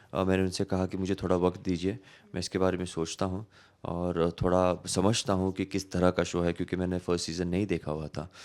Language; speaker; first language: Hindi; non-native, local second language; Marathi